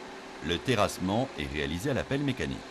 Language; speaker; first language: French; native; French